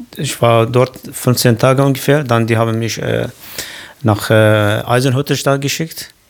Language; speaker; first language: German; non-native, learner; Kurdish